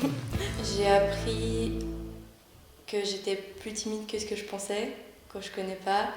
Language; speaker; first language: French; native; French